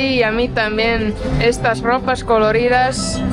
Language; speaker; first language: Spanish; non-native, fluent; Portuguese